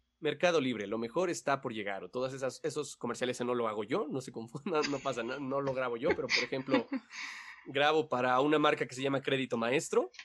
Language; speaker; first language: Spanish; native; Spanish